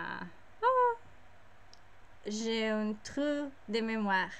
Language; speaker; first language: French; non-native, learner; English